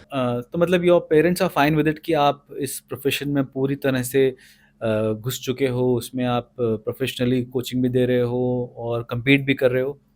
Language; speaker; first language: Hindi; native; Hindi